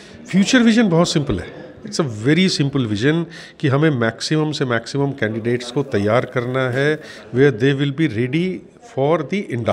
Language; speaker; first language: Hindi; native; Hindi